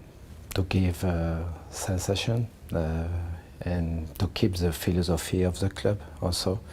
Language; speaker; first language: English; non-native, learner; French